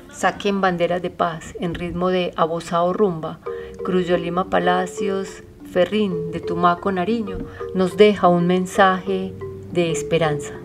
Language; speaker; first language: Spanish; native; Spanish